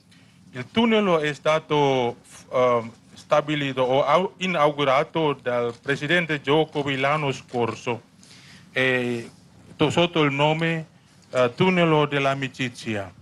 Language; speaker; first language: Italian; non-native, fluent; Indonesian